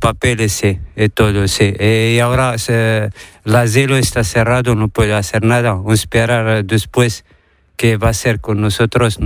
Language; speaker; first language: Spanish; non-native, learner; Arabic